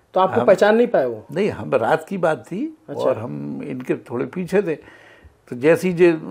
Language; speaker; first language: Hindi; native; Hindi